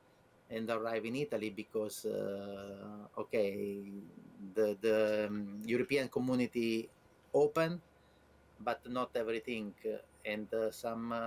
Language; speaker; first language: English; non-native, learner; Italian